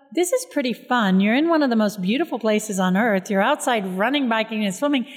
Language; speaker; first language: English; native; English